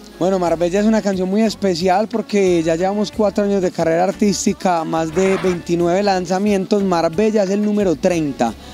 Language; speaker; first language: Spanish; native; Spanish